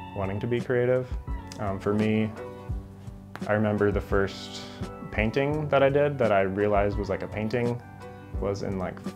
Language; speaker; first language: English; native; English